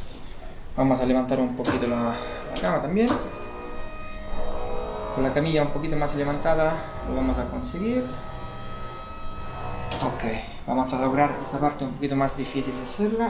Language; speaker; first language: Spanish; non-native, fluent; Italian